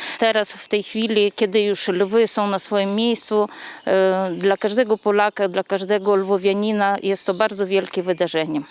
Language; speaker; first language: Polish; early bilingual, heritage; Polish